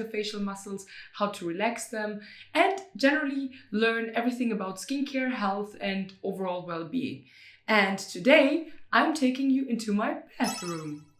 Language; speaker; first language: English; non-native, fluent; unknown